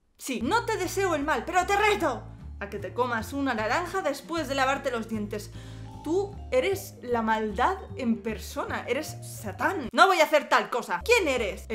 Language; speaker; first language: Spanish; native; Spanish